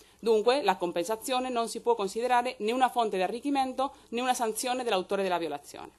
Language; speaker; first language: Italian; non-native, fluent; Spanish